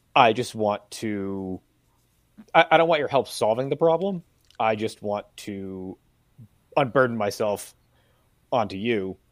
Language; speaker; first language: English; native; English